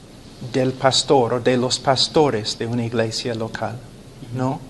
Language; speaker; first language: Spanish; non-native, fluent; English